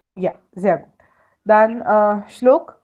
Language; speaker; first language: German; non-native, fluent; Hindi